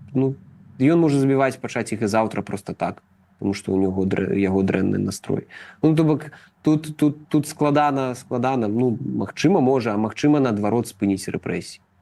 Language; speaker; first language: Belarusian; native; Belarusian